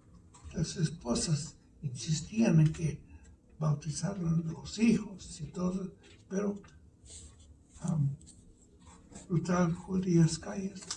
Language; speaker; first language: Spanish; early bilingual, heritage; Spanish